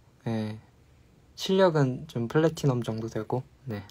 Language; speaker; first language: Korean; native; Korean